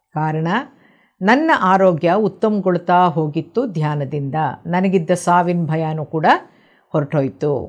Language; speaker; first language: Kannada; non-native, local second language; Telugu